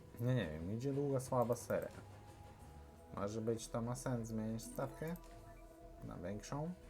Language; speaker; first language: Polish; non-native, learner; Russian